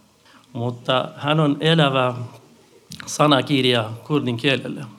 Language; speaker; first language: Finnish; non-native, fluent; Central Kurdish